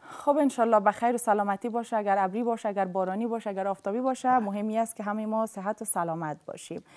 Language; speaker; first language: Persian; native; Persian